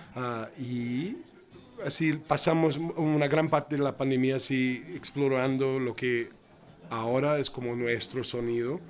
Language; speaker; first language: Spanish; non-native, fluent; English